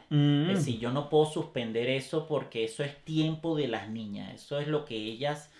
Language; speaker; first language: Spanish; native; Spanish